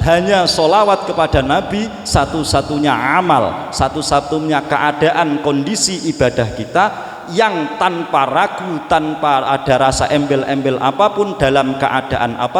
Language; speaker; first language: Indonesian; non-native, local second language; Javanese